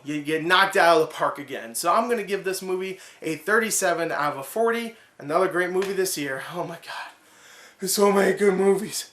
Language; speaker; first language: English; native; English